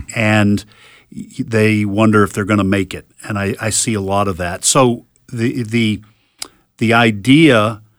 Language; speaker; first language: English; native; English